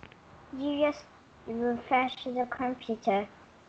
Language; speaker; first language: English; non-native, learner; Vietnamese